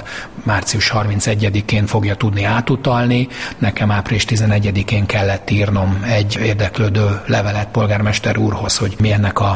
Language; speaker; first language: Hungarian; native; Hungarian